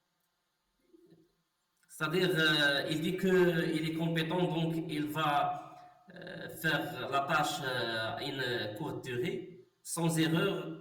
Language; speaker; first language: French; non-native, local second language; Arabic